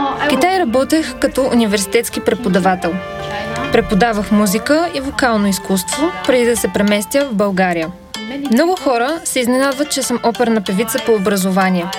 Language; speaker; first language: Bulgarian; non-native, fluent; Chinese